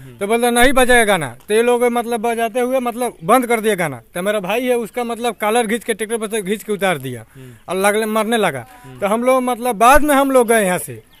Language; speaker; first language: Hindi; native; Hindi